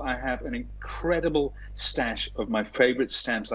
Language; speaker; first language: English; native; English